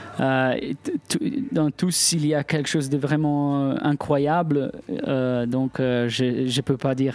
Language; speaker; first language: French; non-native, local second language; Italian